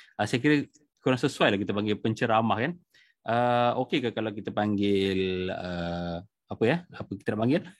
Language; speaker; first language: Malay; native; Malay